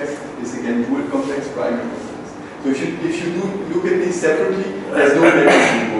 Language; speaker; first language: English; non-native, fluent; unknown